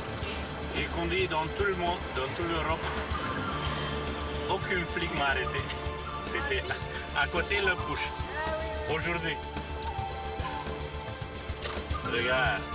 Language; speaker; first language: French; non-native, fluent; Romanian